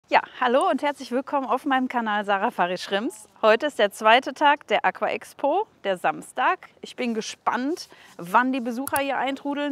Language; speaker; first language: German; native; German